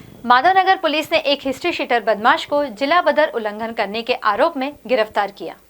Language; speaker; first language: Hindi; native; Hindi